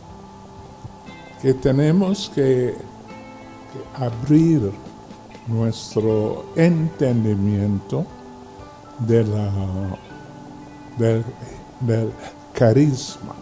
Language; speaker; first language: Spanish; non-native, fluent; English